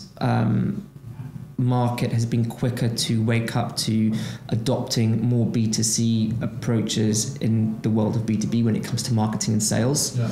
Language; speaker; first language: English; non-native, fluent; Portuguese